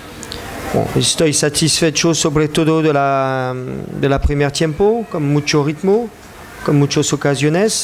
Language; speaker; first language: Spanish; non-native, learner; French